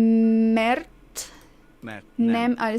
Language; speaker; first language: Hungarian; non-native, learner; English